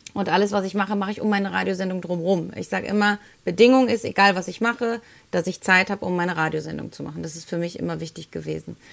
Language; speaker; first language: German; early bilingual, other home language; Spanish